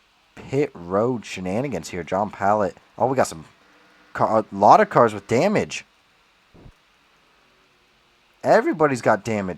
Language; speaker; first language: English; native; English